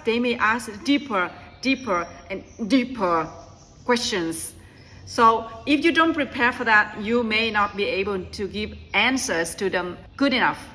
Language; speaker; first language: English; non-native, fluent; Vietnamese